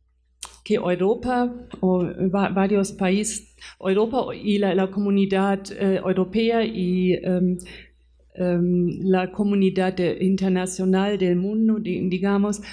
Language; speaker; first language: Spanish; non-native, fluent; German